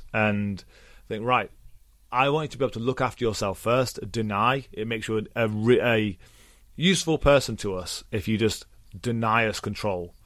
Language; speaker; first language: English; native; English